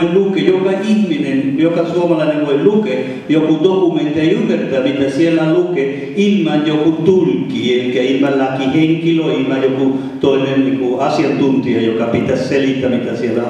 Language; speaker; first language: Finnish; non-native, fluent; Spanish